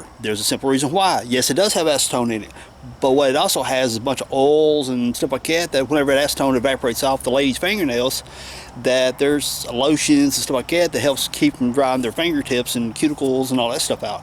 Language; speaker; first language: English; native; English